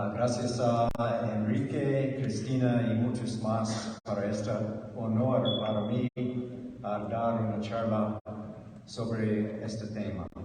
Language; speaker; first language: Spanish; non-native, learner; English